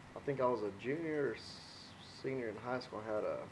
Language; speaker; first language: English; native; English